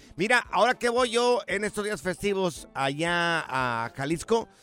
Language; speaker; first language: Spanish; native; Spanish